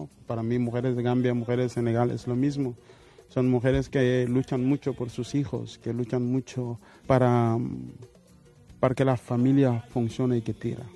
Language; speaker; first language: Spanish; non-native, fluent; Wolof